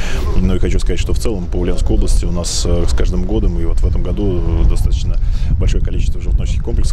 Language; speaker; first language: Russian; native; Russian